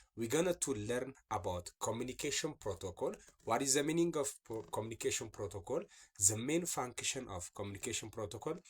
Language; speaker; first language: English; non-native, local second language; Amharic